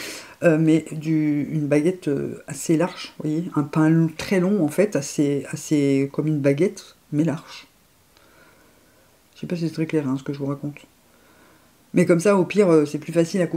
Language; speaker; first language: French; native; French